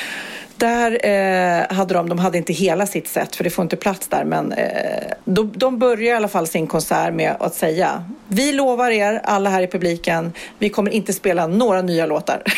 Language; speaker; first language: Swedish; native; Swedish